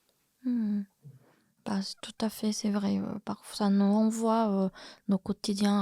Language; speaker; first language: French; non-native, fluent; Korean